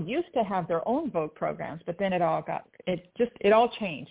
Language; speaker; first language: English; native; English